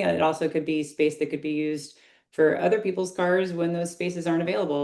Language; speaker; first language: English; native; English